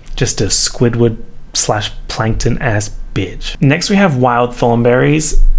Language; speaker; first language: English; native; English